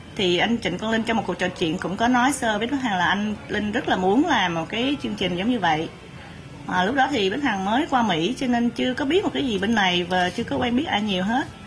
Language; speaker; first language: Vietnamese; native; Vietnamese